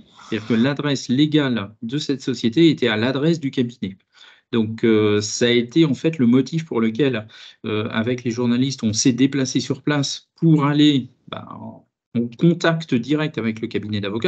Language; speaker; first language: French; native; French